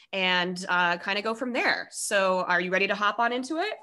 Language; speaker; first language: English; native; English